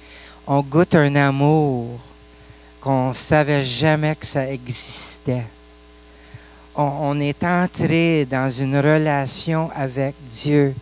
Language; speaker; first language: French; non-native, local second language; English